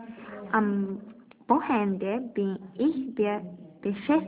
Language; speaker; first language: German; non-native, learner; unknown